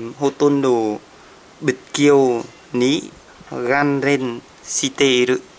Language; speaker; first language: Japanese; non-native, learner; Vietnamese